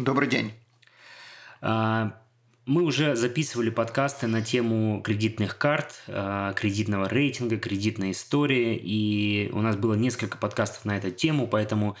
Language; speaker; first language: Russian; native; Russian